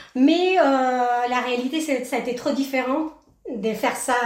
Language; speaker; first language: French; non-native, fluent; Spanish